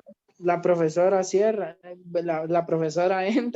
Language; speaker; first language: Spanish; non-native, learner; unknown